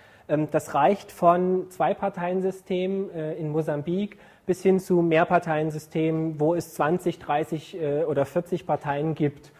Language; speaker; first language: German; native; German